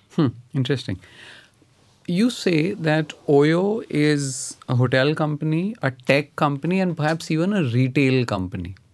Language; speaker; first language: English; non-native, local second language; Hindi